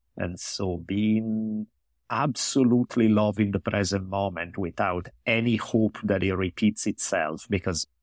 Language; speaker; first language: English; non-native, fluent; Italian